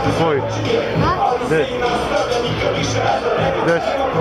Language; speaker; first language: Bosnian; native; Bosnian